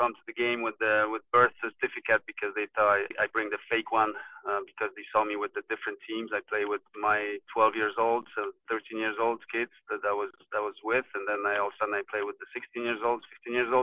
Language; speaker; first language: English; non-native, fluent; Polish